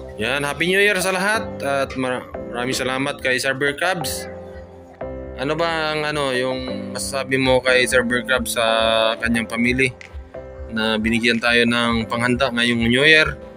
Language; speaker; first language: Filipino; native; Filipino